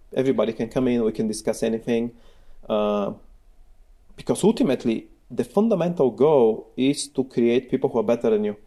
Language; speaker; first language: English; non-native, fluent; Bulgarian